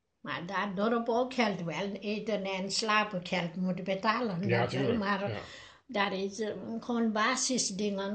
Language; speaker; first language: Dutch; non-native, learner; Nepali